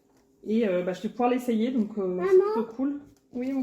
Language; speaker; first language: French; native; French